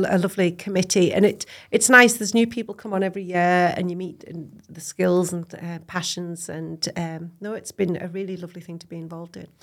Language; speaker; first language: English; native; English